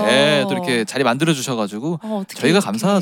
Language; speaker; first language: Korean; native; Korean